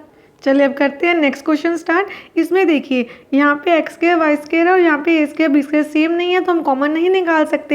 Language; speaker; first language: Hindi; native; Hindi